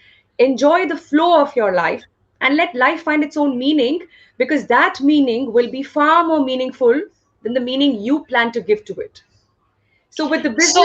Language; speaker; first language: English; non-native, local second language; Hindi